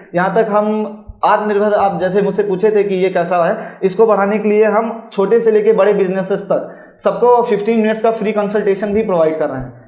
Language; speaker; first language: Hindi; native; Hindi